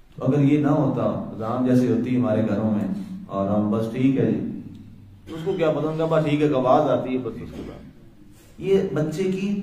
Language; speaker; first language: Urdu; native; Urdu